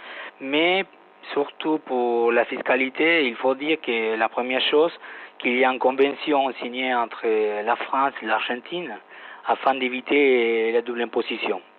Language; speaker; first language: French; non-native, fluent; Spanish